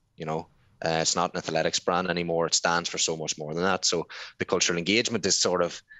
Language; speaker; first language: English; native; English